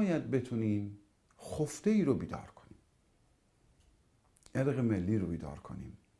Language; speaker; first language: Persian; native; Persian